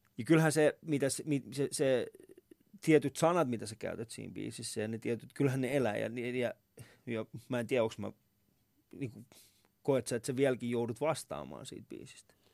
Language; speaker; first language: Finnish; non-native, fluent; Persian